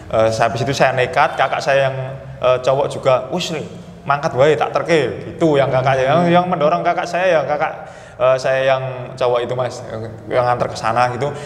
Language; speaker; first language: Indonesian; native; Indonesian